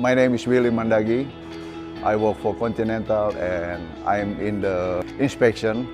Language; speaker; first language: English; non-native, fluent; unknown